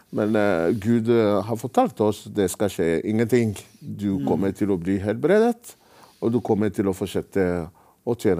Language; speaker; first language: Norwegian; non-native, fluent; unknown